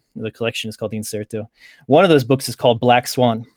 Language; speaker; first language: English; native; English